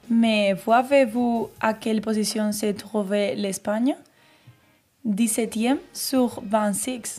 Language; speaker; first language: French; non-native, learner; Spanish